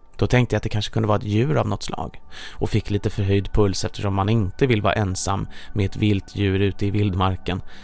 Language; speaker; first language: Swedish; native; Swedish